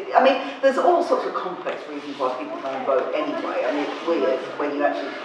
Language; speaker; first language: English; native; English